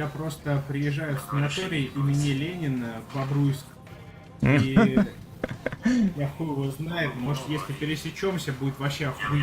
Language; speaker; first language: Russian; native; Russian